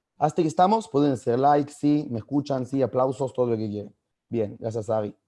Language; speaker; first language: Spanish; non-native, fluent; Hebrew